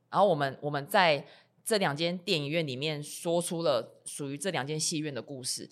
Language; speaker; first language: Chinese; native; Chinese